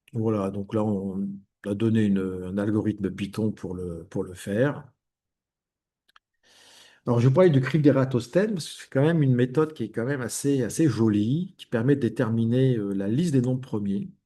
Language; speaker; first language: French; native; French